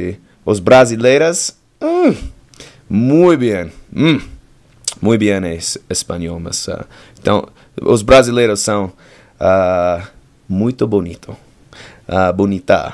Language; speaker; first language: Portuguese; non-native, learner; English